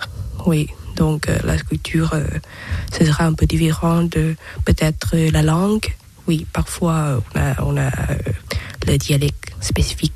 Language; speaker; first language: French; non-native, learner; Thai